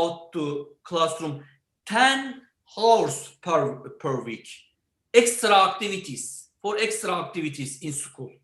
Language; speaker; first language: English; non-native, learner; Turkish